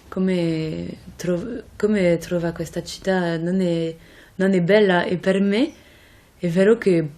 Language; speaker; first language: Italian; non-native, fluent; French